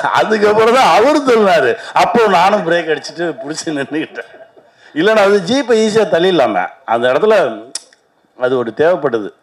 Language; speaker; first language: Tamil; native; Tamil